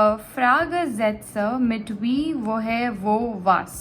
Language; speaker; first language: German; non-native, fluent; Gujarati